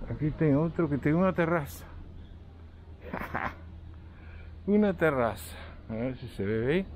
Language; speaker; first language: Portuguese; non-native, fluent; Spanish